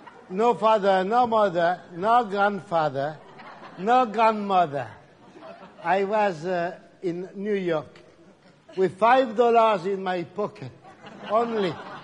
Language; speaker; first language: English; non-native, learner; French